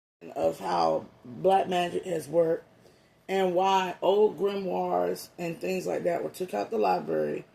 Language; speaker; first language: English; native; English